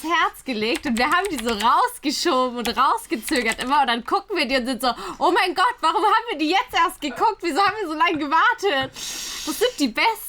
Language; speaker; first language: German; native; German